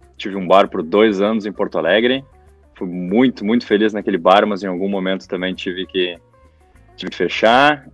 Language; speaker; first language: Portuguese; native; Portuguese